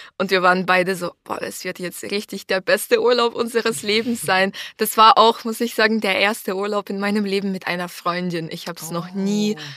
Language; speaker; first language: German; non-native, fluent; Ukrainian